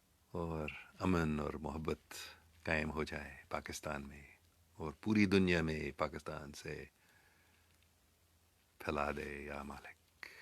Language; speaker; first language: Hindi; non-native, local second language; English